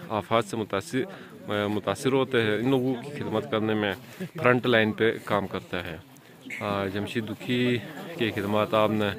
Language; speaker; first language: Urdu; non-native, local second language; Shina